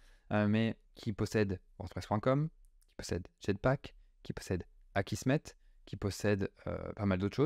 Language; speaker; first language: French; native; French